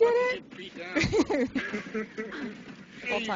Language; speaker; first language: English; native; English